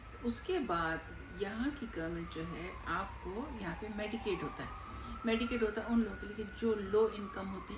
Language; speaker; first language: Urdu; native; Urdu